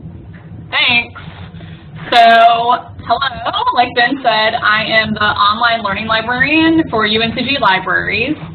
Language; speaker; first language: English; native; English